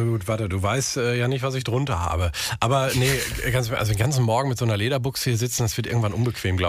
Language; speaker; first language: German; native; German